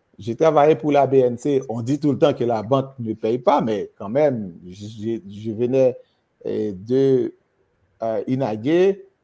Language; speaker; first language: French; non-native, local second language; Haitian Creole